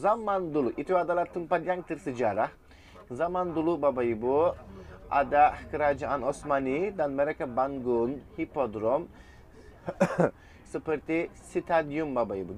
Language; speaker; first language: Indonesian; non-native, fluent; Turkish